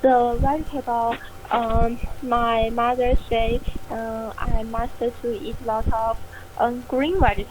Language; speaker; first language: English; non-native, learner; Chinese